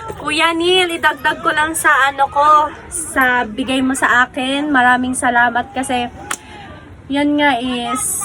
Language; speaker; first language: Filipino; non-native, local second language; Bikol